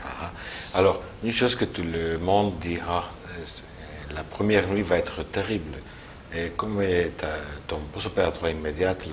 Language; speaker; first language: French; non-native, learner; Spanish